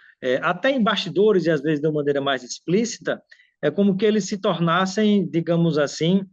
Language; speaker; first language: Portuguese; native; Portuguese